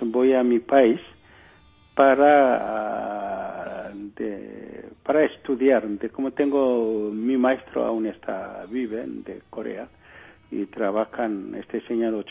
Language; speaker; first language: Spanish; non-native, learner; Korean